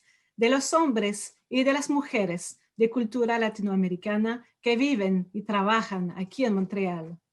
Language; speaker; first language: Spanish; non-native, fluent; French